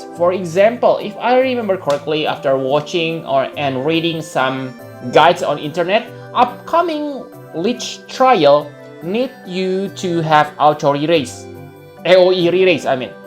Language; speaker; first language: English; non-native, fluent; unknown